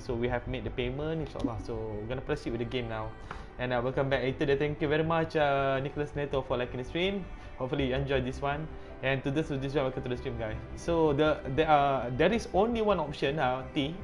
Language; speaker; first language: English; non-native, local second language; Malay